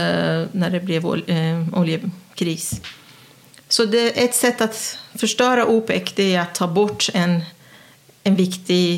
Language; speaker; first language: Swedish; non-native, fluent; Persian